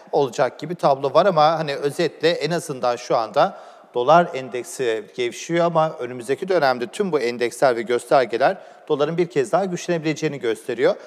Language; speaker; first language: Turkish; native; Turkish